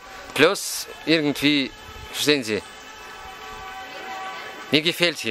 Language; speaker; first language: German; non-native, fluent; Russian